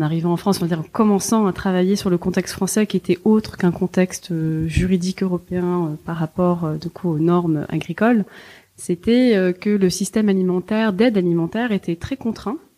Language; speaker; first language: French; native; French